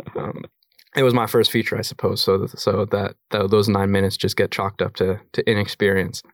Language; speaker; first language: English; native; English